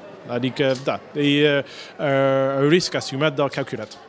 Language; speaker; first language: Romanian; non-native, learner; English